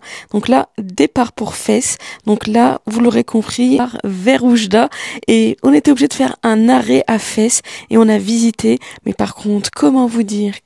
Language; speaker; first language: French; early bilingual, other home language; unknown